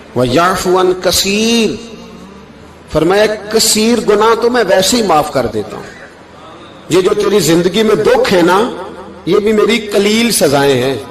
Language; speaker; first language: Urdu; non-native, local second language; Punjabi